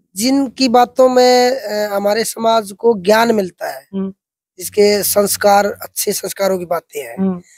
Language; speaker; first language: Hindi; native; Hindi